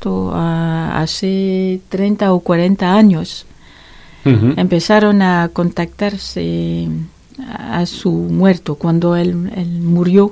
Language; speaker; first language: Spanish; non-native, learner; French